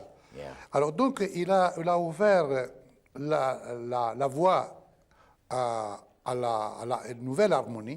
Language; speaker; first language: French; non-native, fluent; Greek